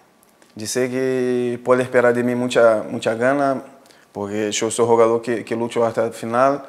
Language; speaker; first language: Spanish; non-native, fluent; Portuguese